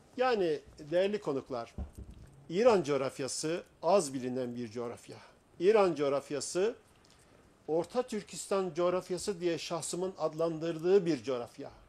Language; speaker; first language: Turkish; native; Turkish